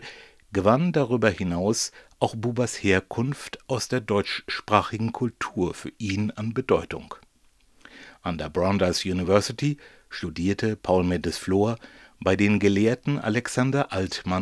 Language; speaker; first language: German; native; German